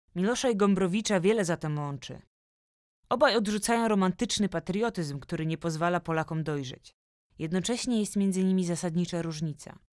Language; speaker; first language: Polish; native; Polish